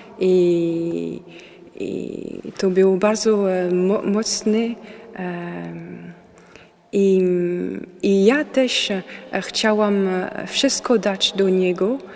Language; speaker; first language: Polish; non-native, learner; French